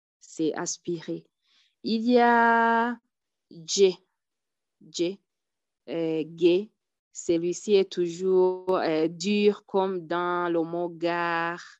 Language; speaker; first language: French; non-native, local second language; Rundi